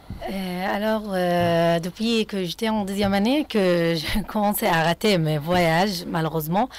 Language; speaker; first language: French; non-native, fluent; Arabic